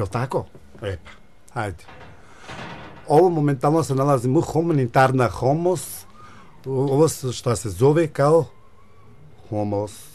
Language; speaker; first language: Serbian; non-native, learner; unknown